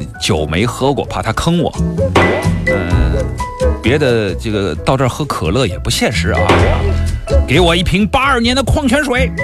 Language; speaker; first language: Chinese; native; Chinese